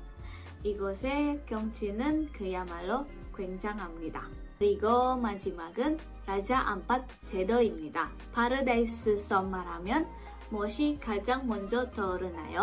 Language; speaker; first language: Korean; non-native, fluent; Indonesian